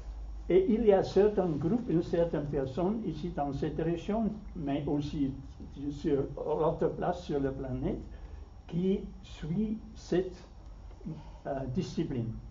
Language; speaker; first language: French; non-native, fluent; German